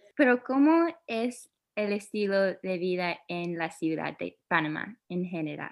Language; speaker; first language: Spanish; early bilingual, heritage; Spanish